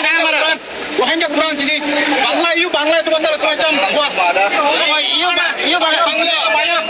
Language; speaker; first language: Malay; non-native, learner; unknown